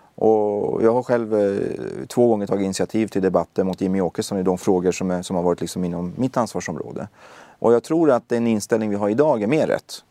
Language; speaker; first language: Swedish; early bilingual, other home language; Persian